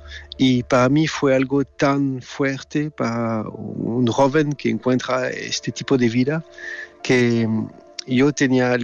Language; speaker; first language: Spanish; non-native, learner; French